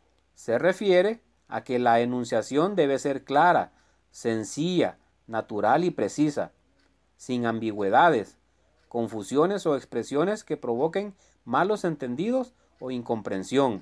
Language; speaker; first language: Spanish; native; Spanish